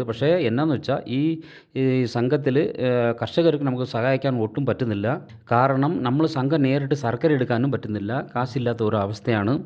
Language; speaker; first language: Malayalam; non-native, local second language; Tamil